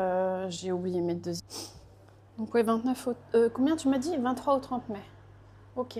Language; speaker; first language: French; native; French